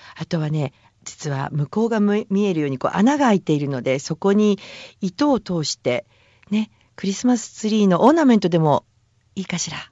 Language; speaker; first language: Japanese; native; Japanese